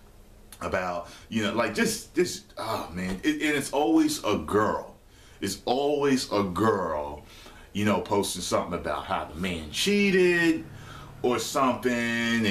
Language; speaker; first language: English; native; English